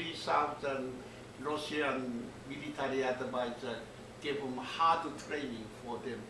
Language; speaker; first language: English; non-native, learner; Korean